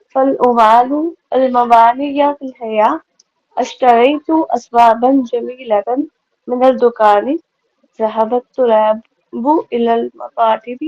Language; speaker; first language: Arabic; non-native, learner; Urdu